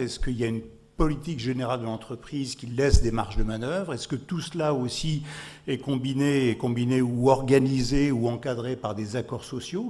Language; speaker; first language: French; native; French